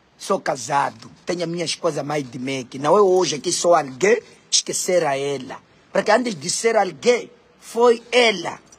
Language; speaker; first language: Portuguese; non-native, local second language; Makhuwa